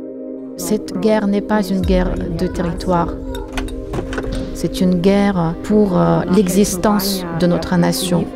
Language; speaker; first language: French; non-native, fluent; Ukrainian